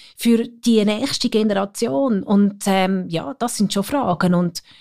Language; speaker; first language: German; native; German